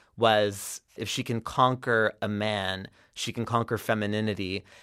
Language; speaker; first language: English; native; English